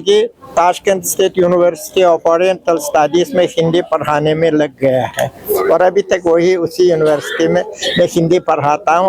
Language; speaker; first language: Hindi; non-native, fluent; Uzbek